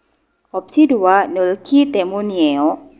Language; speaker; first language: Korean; non-native, learner; Indonesian